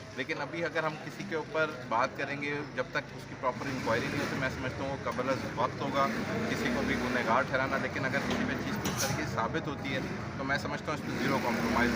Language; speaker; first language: Urdu; non-native, local second language; Sindhi